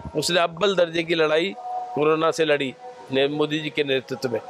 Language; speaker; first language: Hindi; native; Hindi